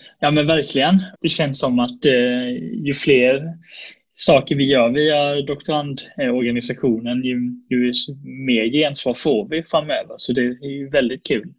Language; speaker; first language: Swedish; native; Swedish